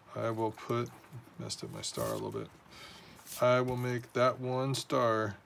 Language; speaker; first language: English; native; English